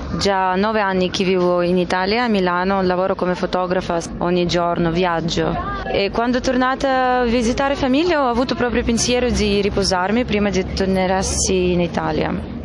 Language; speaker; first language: Italian; non-native, fluent; Russian